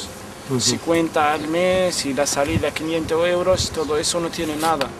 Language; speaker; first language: Spanish; non-native, learner; Arabic